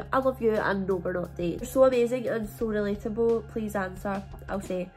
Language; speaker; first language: English; native; English